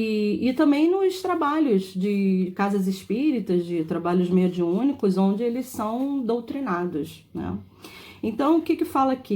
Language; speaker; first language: Portuguese; native; Portuguese